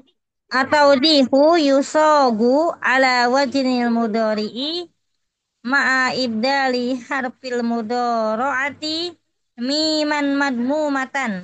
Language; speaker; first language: Arabic; non-native, learner; Indonesian